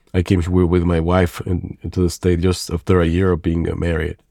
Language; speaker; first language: English; non-native, fluent; Spanish